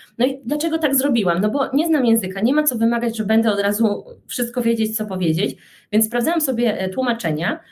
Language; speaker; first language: Polish; native; Polish